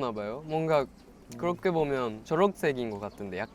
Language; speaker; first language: Korean; non-native, learner; Japanese